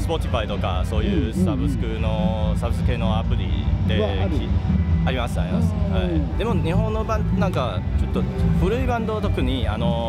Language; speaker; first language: Japanese; non-native, fluent; Chinese